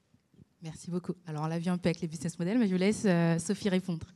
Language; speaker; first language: French; native; French